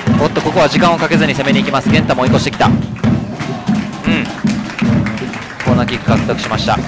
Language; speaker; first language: Japanese; native; Japanese